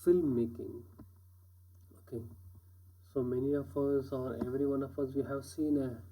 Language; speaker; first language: English; non-native, local second language; Kannada